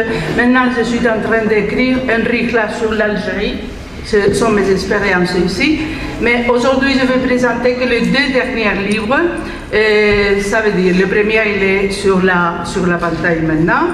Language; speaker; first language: French; non-native, fluent; Spanish